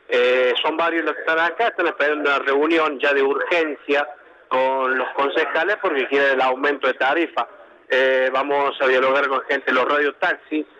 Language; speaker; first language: Spanish; native; Spanish